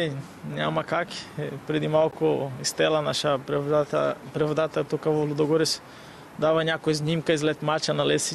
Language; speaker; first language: Bulgarian; non-native, learner; Portuguese